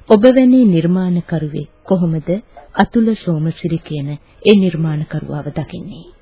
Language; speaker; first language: Sinhala; native; Sinhala